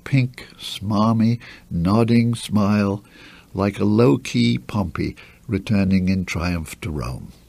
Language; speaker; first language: English; native; English